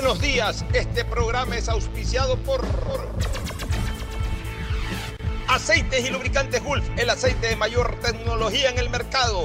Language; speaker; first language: Spanish; native; Spanish